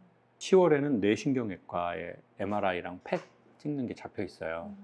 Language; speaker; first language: Korean; native; Korean